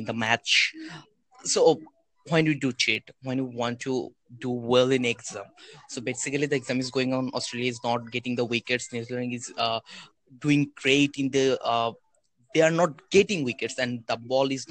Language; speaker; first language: English; non-native, local second language; Bangla